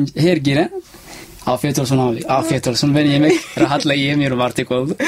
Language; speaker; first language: Turkish; non-native, learner; Somali